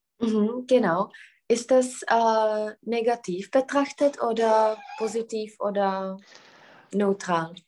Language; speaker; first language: German; non-native, fluent; Czech